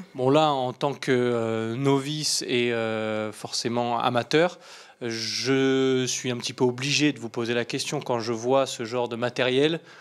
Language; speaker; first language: French; native; French